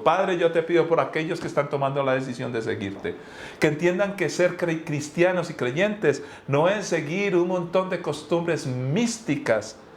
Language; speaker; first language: Spanish; native; Spanish